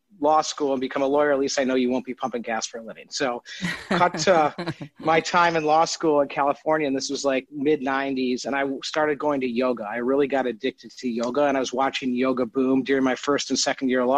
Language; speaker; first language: English; native; English